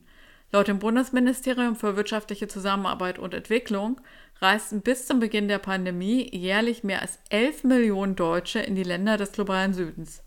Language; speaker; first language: German; native; German